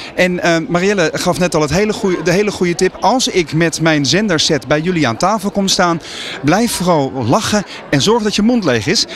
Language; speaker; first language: Dutch; native; Dutch